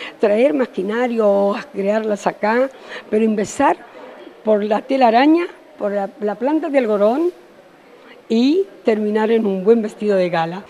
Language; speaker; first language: Spanish; early bilingual, other home language; Italian